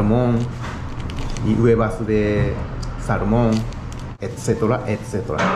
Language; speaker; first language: Spanish; non-native, learner; Japanese